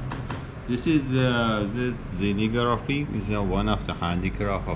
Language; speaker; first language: English; non-native, learner; Persian